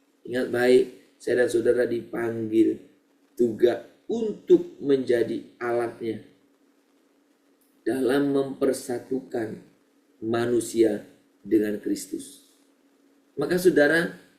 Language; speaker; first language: Indonesian; native; Indonesian